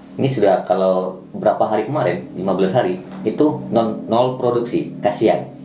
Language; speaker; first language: Indonesian; non-native, local second language; Minangkabau